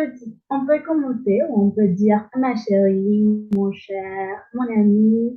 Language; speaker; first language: French; non-native, learner; Spanish